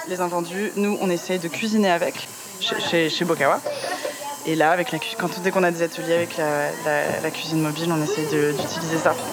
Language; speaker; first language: French; native; French